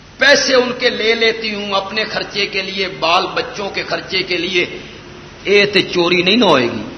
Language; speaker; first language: Urdu; non-native, local second language; Punjabi